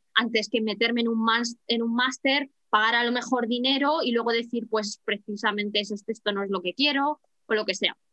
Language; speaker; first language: Spanish; native; Spanish